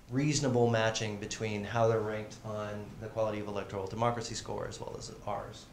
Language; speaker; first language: English; native; English